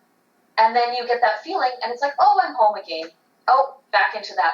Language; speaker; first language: English; native; English